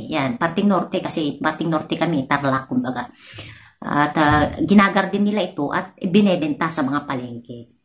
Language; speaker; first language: Filipino; non-native, local second language; Iloko